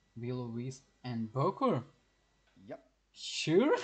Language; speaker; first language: English; non-native, learner; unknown